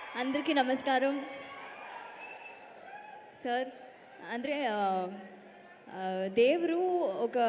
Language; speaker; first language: Telugu; non-native, learner; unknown